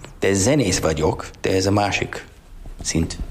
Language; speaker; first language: Hungarian; non-native, learner; English